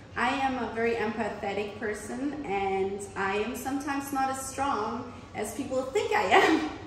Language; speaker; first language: English; non-native, fluent; German